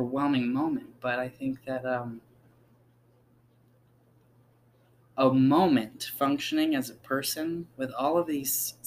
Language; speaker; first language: English; native; English